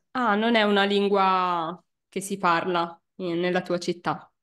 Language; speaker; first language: Italian; native; Italian